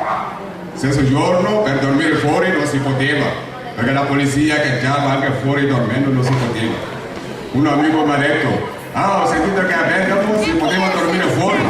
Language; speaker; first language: Italian; non-native, learner; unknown